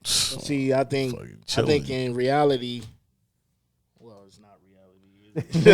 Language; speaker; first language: English; native; English